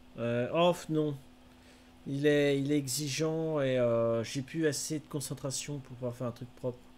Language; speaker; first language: French; native; French